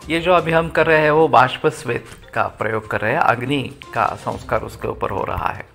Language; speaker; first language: Hindi; non-native, local second language; Marathi